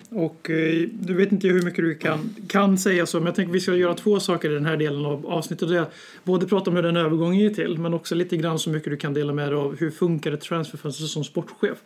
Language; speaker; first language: Swedish; native; Swedish